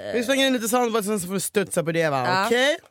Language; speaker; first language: Swedish; native; Swedish